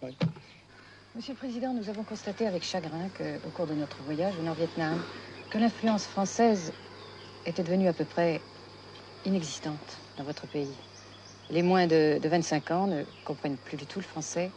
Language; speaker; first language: French; native; French